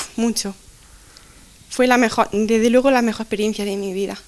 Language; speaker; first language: Spanish; native; Spanish